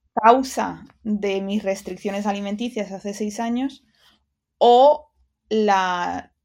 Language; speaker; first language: Spanish; early bilingual, other home language; English